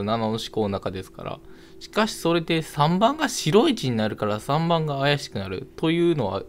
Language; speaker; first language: Japanese; native; Japanese